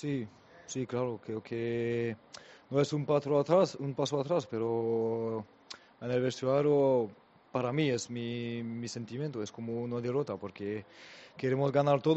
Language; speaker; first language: Spanish; non-native, learner; French